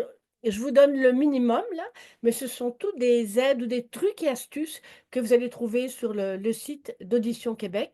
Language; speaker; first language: French; native; French